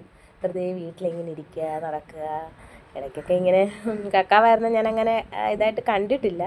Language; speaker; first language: Malayalam; native; Malayalam